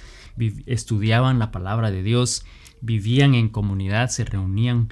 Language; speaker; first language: Spanish; native; Spanish